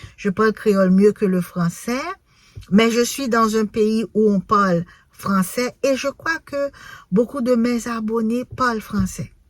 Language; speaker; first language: French; non-native, local second language; Haitian Creole